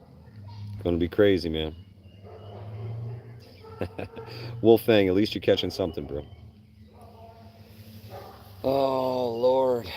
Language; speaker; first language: English; native; English